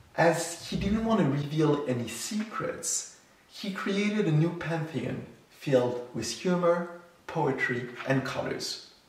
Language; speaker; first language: English; non-native, fluent; French